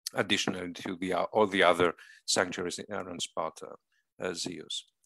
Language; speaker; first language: English; non-native, fluent; Greek